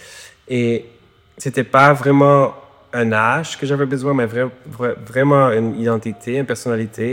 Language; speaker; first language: French; non-native, learner; Dutch